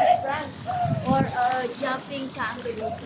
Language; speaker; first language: English; non-native, local second language; Filipino